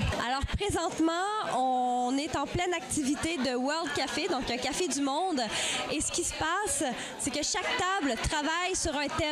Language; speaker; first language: French; native; French